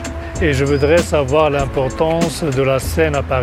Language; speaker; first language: French; non-native, local second language; Arabic